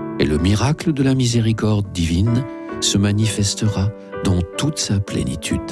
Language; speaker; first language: French; native; French